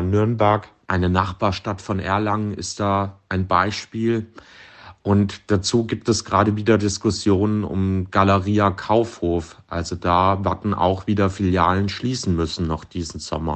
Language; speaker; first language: German; native; German